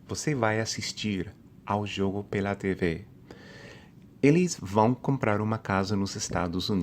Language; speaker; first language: Portuguese; non-native, fluent; English